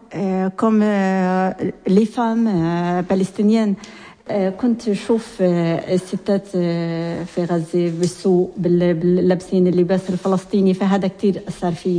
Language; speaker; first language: French; non-native, learner; Arabic